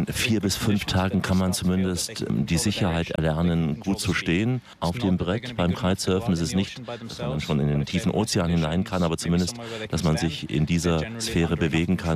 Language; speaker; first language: German; native; German